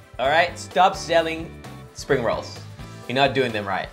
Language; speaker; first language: English; native; English